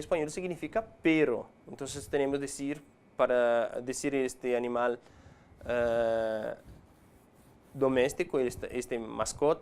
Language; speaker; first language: Portuguese; non-native, fluent; Spanish